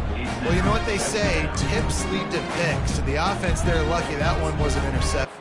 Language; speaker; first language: English; native; English